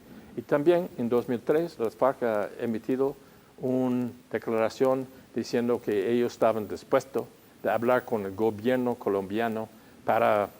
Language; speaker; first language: Spanish; non-native, fluent; English